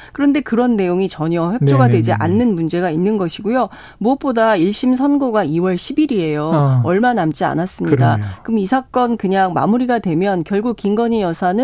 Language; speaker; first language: Korean; native; Korean